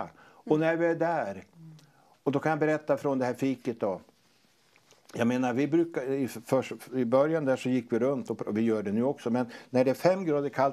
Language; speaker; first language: Swedish; native; Swedish